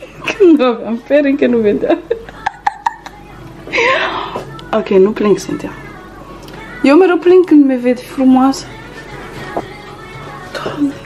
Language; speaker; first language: Romanian; non-native, learner; Malagasy